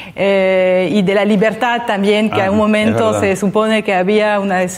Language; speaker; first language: Spanish; non-native, fluent; French